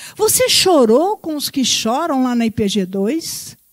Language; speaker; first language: Portuguese; native; Portuguese